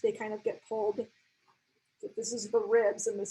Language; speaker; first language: English; native; English